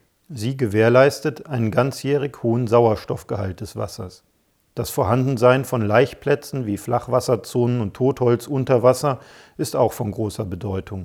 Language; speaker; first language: German; native; German